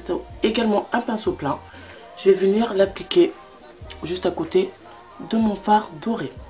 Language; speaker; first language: French; native; French